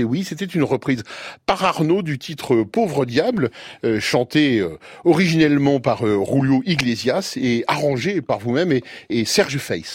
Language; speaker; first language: French; native; French